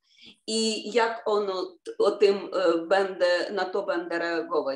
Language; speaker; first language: Polish; non-native, fluent; Ukrainian